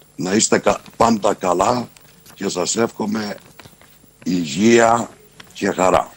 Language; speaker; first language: Greek; native; Greek